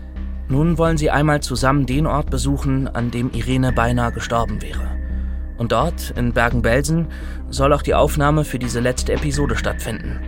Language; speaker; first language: German; native; German